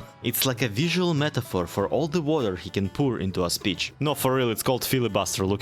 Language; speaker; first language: English; native; English